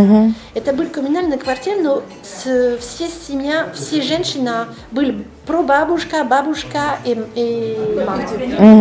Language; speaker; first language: Russian; non-native, learner; French